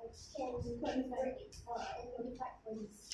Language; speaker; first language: English; non-native, local second language; Malay